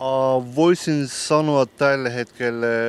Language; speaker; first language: Finnish; non-native, learner; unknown